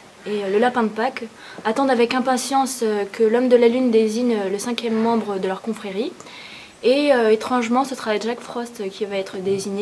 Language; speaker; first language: French; native; French